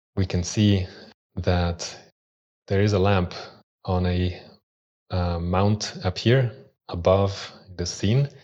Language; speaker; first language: English; early bilingual, other home language; Swiss German